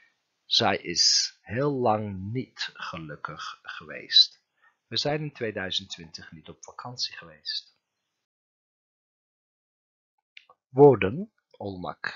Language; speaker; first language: Dutch; non-native, fluent; Turkish